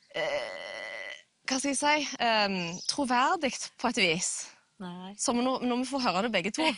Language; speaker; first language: Norwegian; native; Norwegian